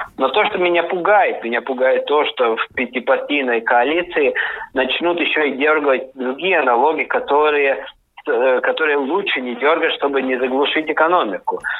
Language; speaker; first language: Russian; native; Russian